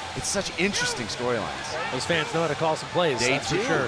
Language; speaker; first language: English; native; English